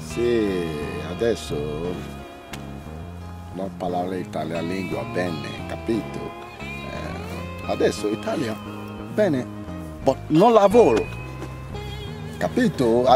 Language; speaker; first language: Italian; non-native, learner; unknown